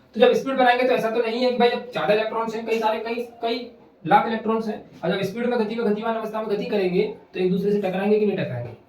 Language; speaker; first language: Hindi; native; Hindi